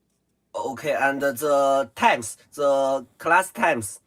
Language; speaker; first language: English; non-native, learner; Chinese